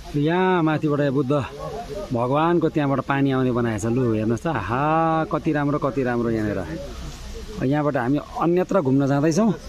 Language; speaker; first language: Nepali; native; Nepali